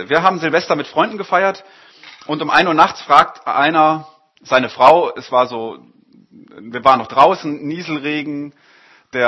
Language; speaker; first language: German; native; German